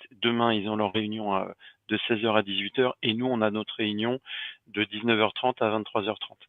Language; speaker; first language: French; native; French